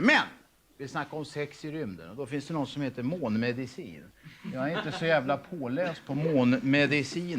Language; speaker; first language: Swedish; native; Swedish